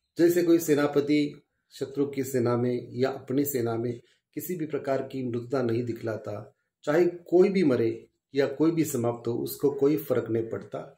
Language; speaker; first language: Hindi; non-native, local second language; Marathi